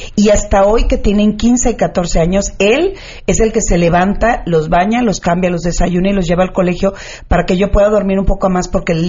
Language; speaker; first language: Spanish; native; Spanish